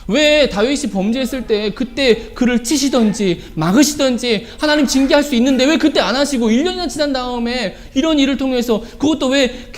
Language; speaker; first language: Korean; native; Korean